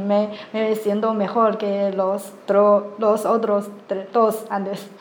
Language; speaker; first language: Spanish; non-native, learner; Chinese